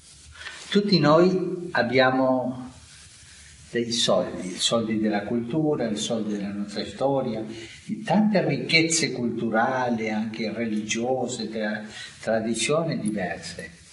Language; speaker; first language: Italian; non-native, fluent; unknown